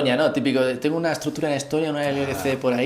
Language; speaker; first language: Spanish; native; Spanish